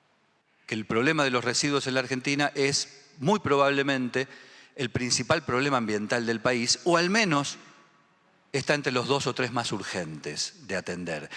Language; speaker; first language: Spanish; native; Spanish